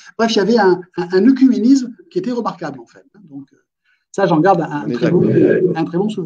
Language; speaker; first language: French; native; French